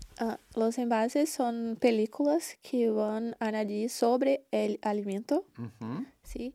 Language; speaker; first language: Spanish; non-native, learner; Portuguese